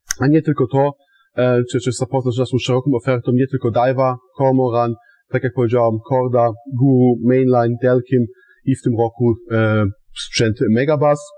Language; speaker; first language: Polish; non-native, fluent; German